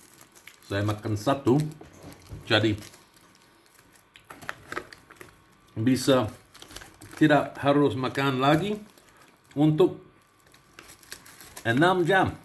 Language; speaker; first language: Indonesian; non-native, learner; English